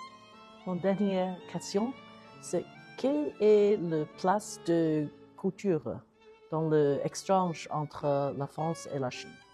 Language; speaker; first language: French; non-native, learner; Chinese